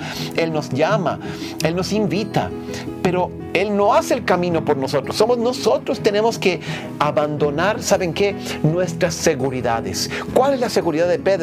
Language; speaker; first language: Spanish; non-native, fluent; Portuguese